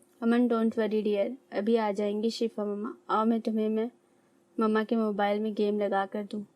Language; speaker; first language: Urdu; native; Urdu